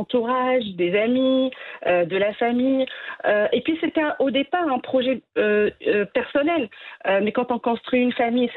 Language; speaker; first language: French; non-native, local second language; Arabic